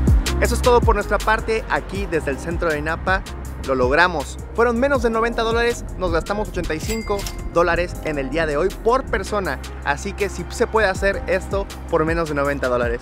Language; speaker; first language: Spanish; native; Spanish